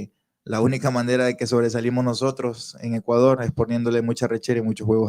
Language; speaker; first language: Spanish; native; Spanish